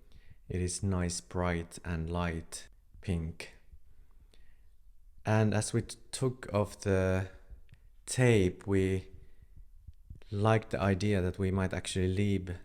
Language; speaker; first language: English; non-native, fluent; Finnish